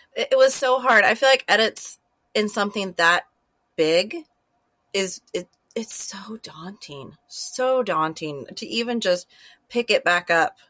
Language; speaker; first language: English; native; English